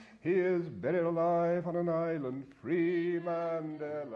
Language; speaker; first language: English; native; English